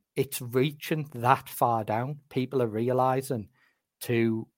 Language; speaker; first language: English; native; English